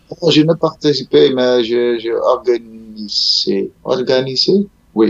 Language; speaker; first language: French; non-native, learner; Dutch